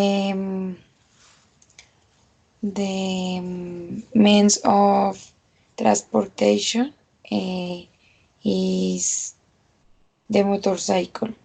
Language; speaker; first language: English; non-native, learner; Spanish